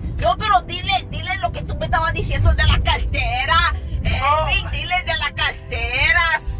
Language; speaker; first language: Spanish; early bilingual, heritage; Spanish